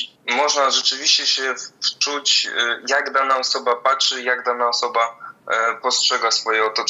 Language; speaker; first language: Polish; native; Polish